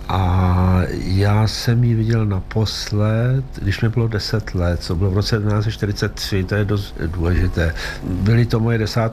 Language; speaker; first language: Czech; early bilingual, other home language; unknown